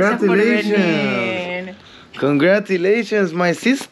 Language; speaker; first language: English; non-native, learner; Portuguese